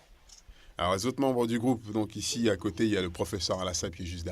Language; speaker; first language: French; native; French